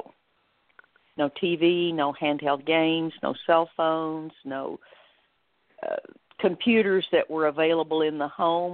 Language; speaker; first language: English; native; English